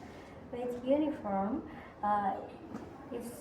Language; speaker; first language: English; non-native, learner; Indonesian